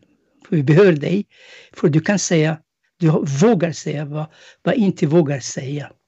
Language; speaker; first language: Swedish; non-native, fluent; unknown